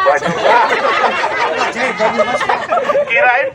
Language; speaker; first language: Indonesian; native; Indonesian